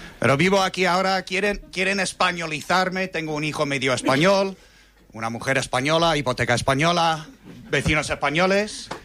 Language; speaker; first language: Spanish; non-native, fluent; English